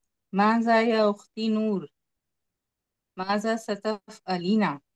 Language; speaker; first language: Arabic; non-native, learner; Urdu